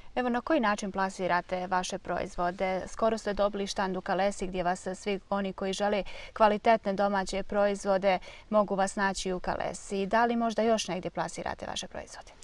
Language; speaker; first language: Croatian; native; Croatian